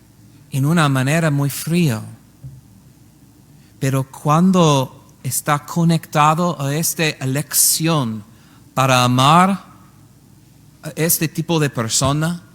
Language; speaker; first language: Spanish; non-native, learner; English